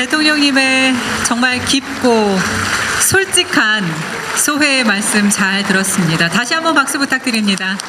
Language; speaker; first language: Korean; native; Korean